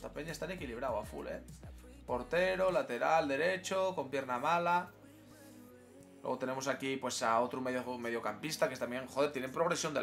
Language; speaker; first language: Spanish; native; Spanish